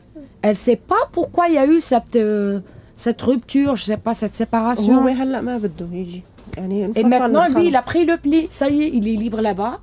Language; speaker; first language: French; non-native, local second language; Arabic